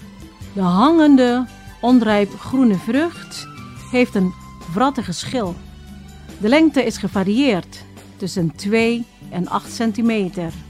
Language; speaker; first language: Dutch; non-native, fluent; Indonesian